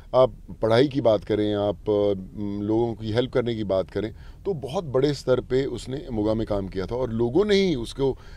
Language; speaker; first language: Hindi; native; Hindi